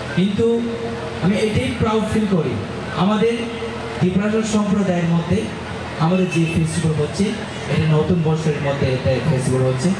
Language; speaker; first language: Bangla; non-native, local second language; Kok Borok